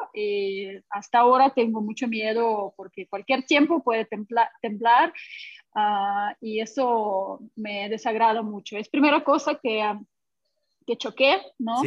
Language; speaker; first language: Spanish; non-native, fluent; Russian